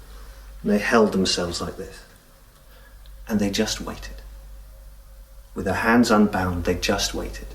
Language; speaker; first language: English; native; English